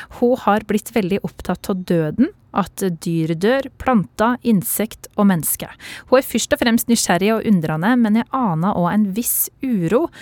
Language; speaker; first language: Norwegian; native; Norwegian